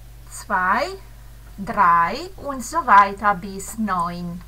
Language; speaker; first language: German; non-native, fluent; Italian